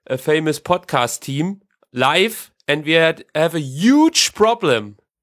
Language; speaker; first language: English; non-native, learner; German